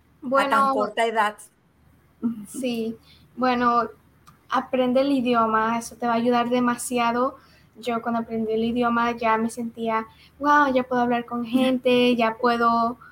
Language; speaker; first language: Spanish; early bilingual, heritage; Spanish